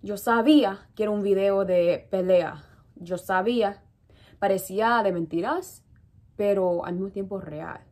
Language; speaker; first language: Spanish; early bilingual, heritage; Spanish